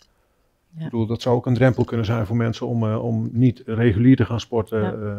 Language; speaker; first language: Dutch; native; Dutch